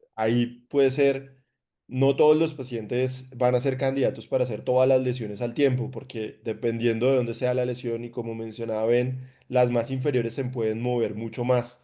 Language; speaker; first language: Spanish; native; Spanish